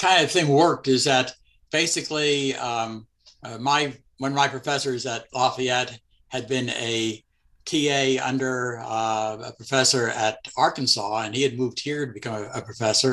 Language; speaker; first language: English; native; English